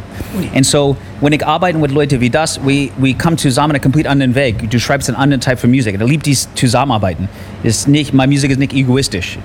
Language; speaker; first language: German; non-native, learner; English